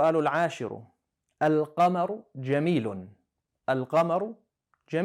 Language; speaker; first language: Arabic; non-native, fluent; English